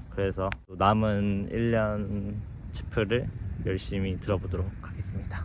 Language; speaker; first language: Korean; native; Korean